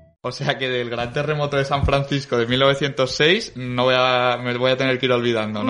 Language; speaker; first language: Spanish; native; Spanish